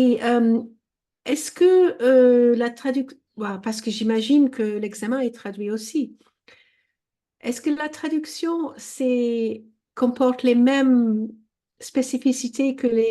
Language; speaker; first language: French; non-native, fluent; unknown